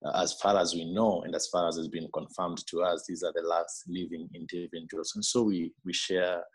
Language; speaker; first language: English; non-native, local second language; Meru